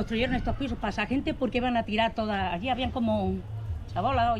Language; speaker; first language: Spanish; native; Spanish